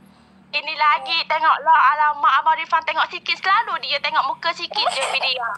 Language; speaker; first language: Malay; non-native, learner; Vietnamese